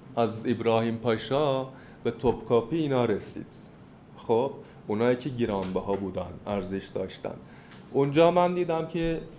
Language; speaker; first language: Persian; non-native, fluent; Turkish